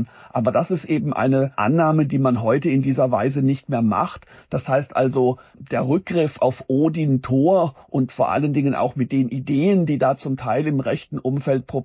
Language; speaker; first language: German; native; German